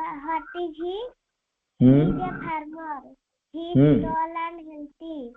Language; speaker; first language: English; non-native, learner; Odia